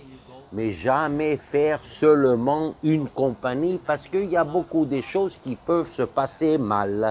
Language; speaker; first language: French; non-native, fluent; English